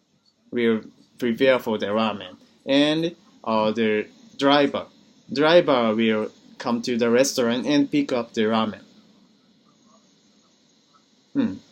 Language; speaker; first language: English; non-native, learner; Japanese